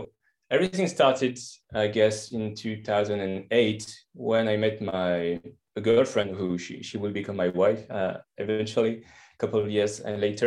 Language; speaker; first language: English; non-native, fluent; French